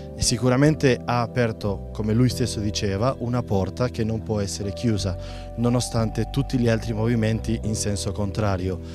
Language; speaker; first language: Italian; non-native, fluent; Spanish